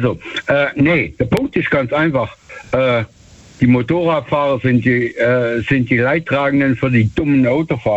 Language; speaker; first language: German; native; German